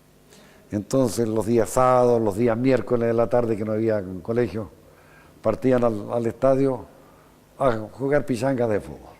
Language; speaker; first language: Spanish; native; Spanish